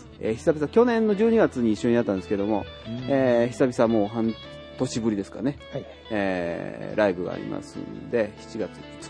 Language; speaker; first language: Japanese; native; Japanese